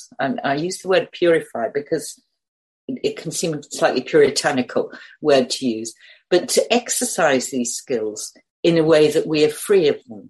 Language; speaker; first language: English; native; English